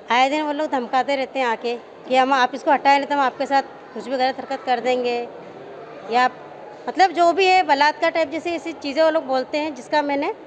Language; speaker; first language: Hindi; native; Hindi